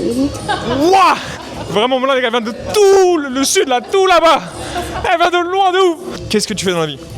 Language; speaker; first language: French; native; French